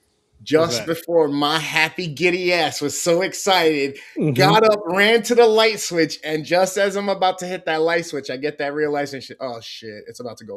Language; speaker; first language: English; native; English